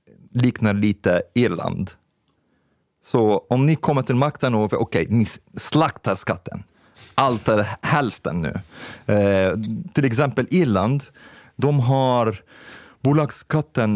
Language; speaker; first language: Swedish; non-native, fluent; Arabic